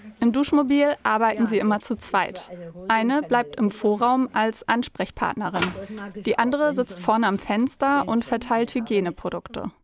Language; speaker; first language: German; native; German